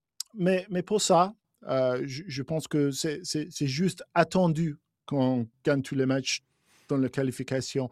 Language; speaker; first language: French; non-native, fluent; English